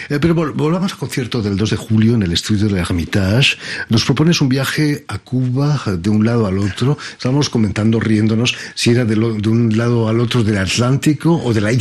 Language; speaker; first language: Spanish; native; Spanish